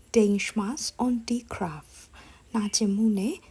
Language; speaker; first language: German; non-native, fluent; Burmese